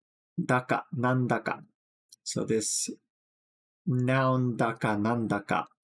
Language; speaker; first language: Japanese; non-native, fluent; English